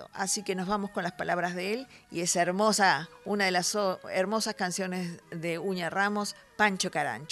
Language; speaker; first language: Spanish; native; Spanish